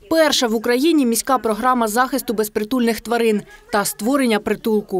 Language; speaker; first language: Ukrainian; native; Ukrainian